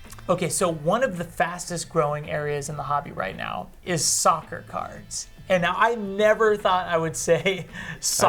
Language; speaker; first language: English; native; English